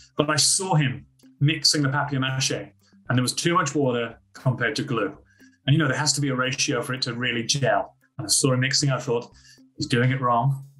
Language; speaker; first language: English; native; English